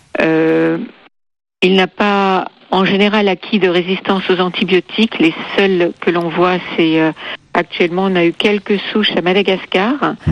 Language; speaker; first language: French; native; French